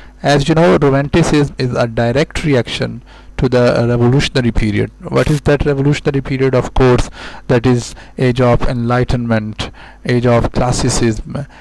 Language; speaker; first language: English; non-native, local second language; Urdu